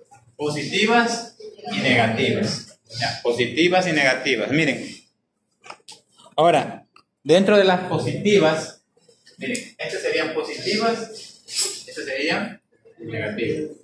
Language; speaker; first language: Spanish; native; Spanish